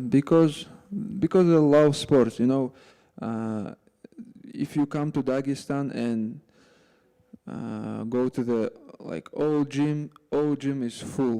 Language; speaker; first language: English; non-native, learner; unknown